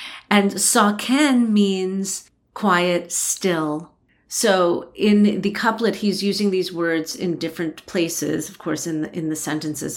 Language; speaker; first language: English; early bilingual, other home language; Persian